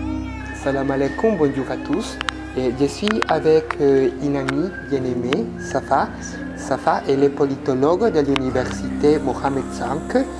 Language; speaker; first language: French; non-native, fluent; Spanish